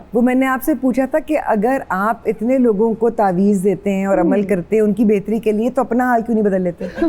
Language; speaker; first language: Urdu; native; Urdu